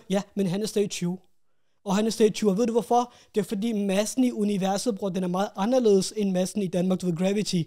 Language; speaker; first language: Danish; early bilingual, other home language; Urdu